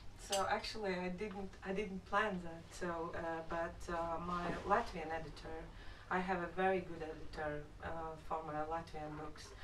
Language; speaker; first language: English; non-native, fluent; Latvian